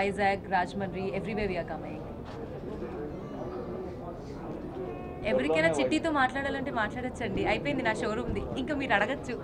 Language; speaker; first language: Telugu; native; Telugu